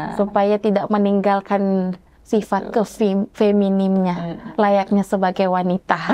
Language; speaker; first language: Indonesian; native; Indonesian